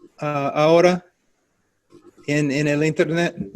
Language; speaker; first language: Spanish; non-native, fluent; English